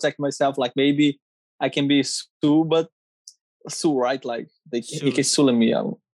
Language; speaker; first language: English; non-native, learner; Portuguese